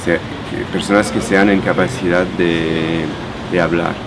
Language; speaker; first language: Spanish; non-native, fluent; French